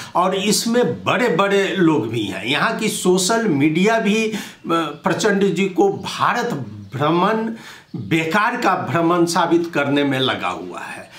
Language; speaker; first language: Hindi; non-native, local second language; Maithili